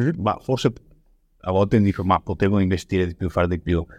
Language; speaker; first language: Italian; native; Italian